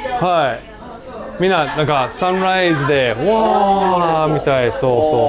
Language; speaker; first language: Japanese; non-native, learner; English